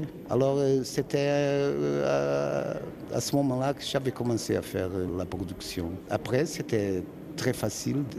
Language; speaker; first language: French; non-native, fluent; Portuguese